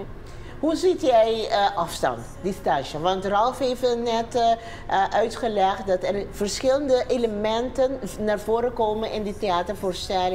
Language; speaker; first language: Dutch; non-native, local second language; Papiamento